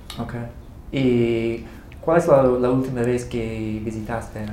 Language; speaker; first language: Spanish; non-native, learner; English